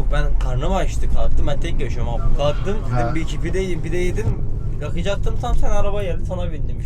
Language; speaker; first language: Turkish; native; Turkish